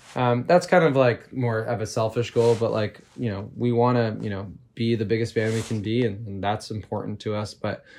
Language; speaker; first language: English; native; English